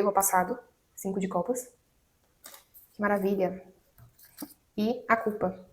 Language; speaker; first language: Portuguese; native; Portuguese